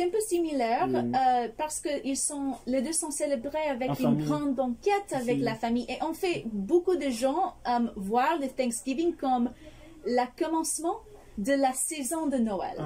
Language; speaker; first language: French; non-native, fluent; English